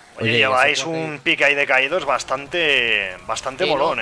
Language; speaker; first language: Spanish; native; Spanish